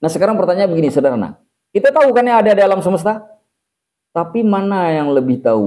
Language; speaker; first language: Indonesian; native; Indonesian